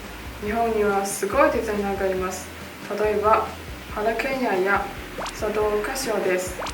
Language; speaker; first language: Japanese; non-native, learner; Chinese